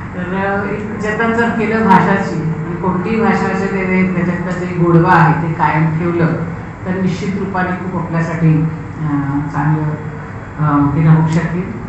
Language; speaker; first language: Marathi; non-native, local second language; Hindi